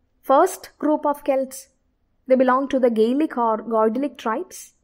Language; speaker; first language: English; non-native, local second language; Malayalam